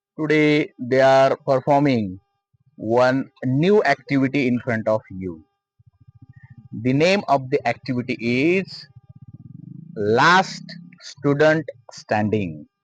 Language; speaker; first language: English; non-native, local second language; Marathi